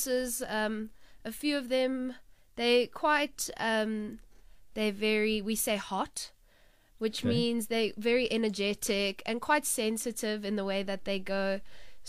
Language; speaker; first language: English; native; English